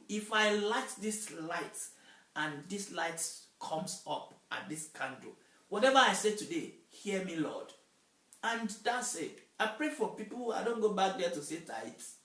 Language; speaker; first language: English; non-native, local second language; Yoruba